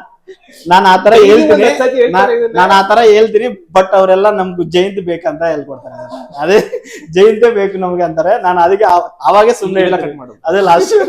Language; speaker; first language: Kannada; non-native, local second language; Telugu